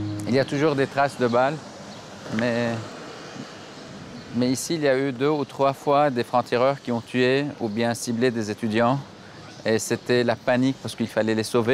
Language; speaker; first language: French; non-native, local second language; Arabic